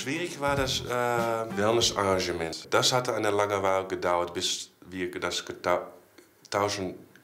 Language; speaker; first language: German; non-native, fluent; Dutch